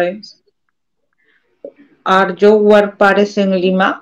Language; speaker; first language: English; non-native, learner; Spanish